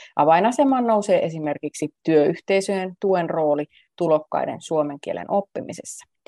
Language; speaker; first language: Finnish; native; Finnish